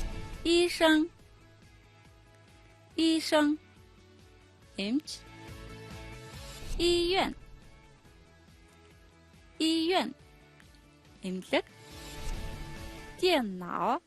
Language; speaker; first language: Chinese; non-native, fluent; Mongolian